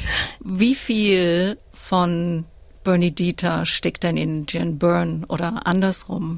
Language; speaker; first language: German; native; German